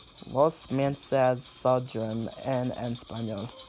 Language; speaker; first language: Spanish; non-native, learner; English